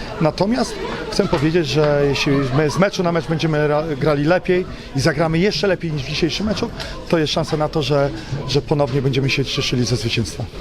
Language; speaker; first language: Polish; native; Polish